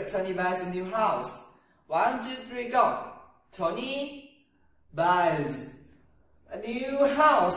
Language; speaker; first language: English; non-native, learner; Vietnamese